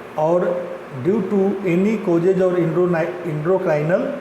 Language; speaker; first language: English; non-native, local second language; Marathi